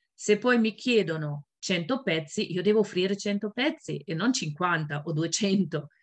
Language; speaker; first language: Italian; non-native, fluent; German